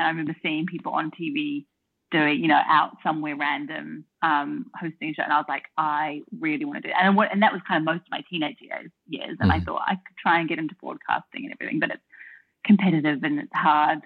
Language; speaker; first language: English; native; English